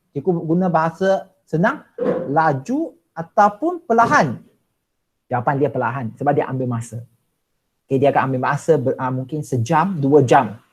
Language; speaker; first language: Malay; non-native, local second language; Chinese